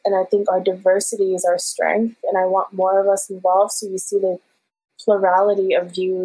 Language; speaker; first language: English; early bilingual, other home language; Persian